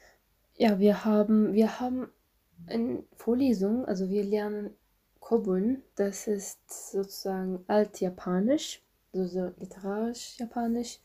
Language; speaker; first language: German; non-native, fluent; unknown